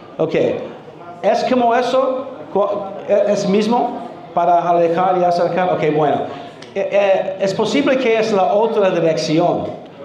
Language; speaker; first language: Spanish; non-native, learner; English